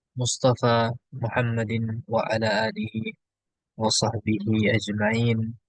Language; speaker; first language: Arabic; non-native, fluent; Indonesian